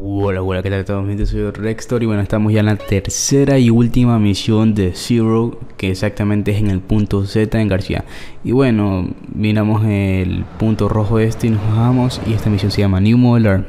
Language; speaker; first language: Spanish; native; Spanish